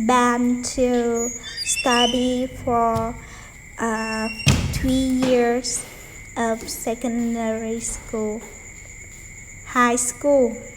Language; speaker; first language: English; non-native, learner; Vietnamese